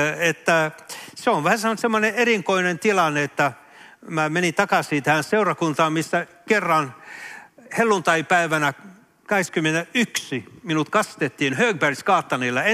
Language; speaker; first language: Finnish; early bilingual, heritage; Finnish